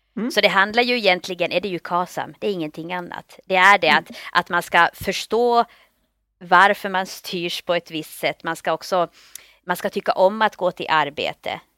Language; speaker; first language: Swedish; native; Swedish